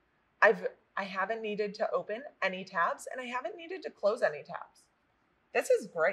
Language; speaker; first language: English; native; English